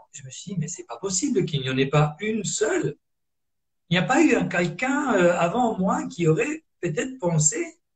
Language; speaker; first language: French; non-native, fluent; Italian